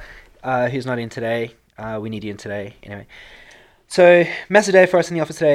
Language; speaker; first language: English; native; English